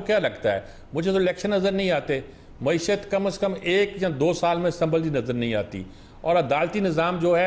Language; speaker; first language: Urdu; native; Urdu